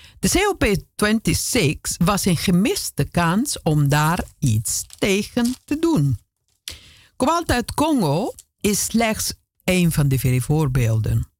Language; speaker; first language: Dutch; non-native, fluent; Italian